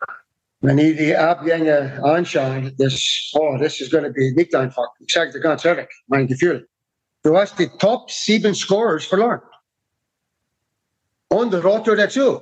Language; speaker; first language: German; non-native, fluent; English